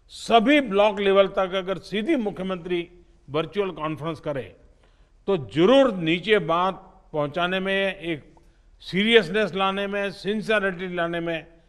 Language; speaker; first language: Hindi; non-native, local second language; Gujarati